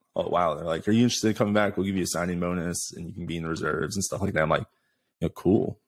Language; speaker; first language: English; native; English